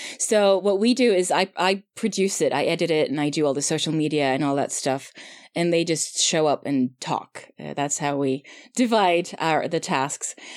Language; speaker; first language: English; non-native, fluent; Swedish